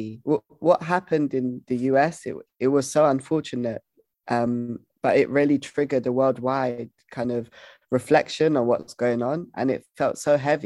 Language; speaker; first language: English; native; English